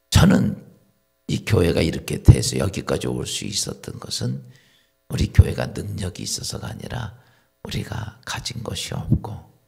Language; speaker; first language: Korean; native; Korean